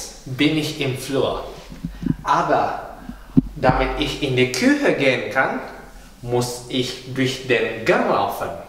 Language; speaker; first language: German; non-native, fluent; Indonesian